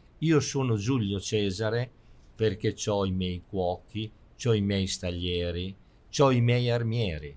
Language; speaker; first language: Italian; native; Italian